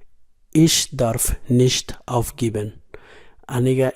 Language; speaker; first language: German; non-native, fluent; Somali